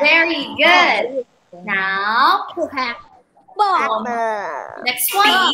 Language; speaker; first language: English; non-native, fluent; Chinese